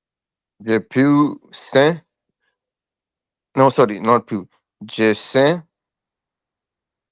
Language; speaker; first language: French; non-native, learner; Punjabi